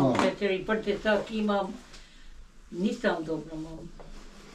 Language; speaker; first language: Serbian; non-native, local second language; Albanian